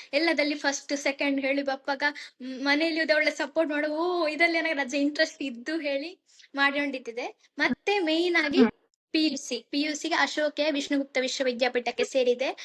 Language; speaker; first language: Kannada; native; Kannada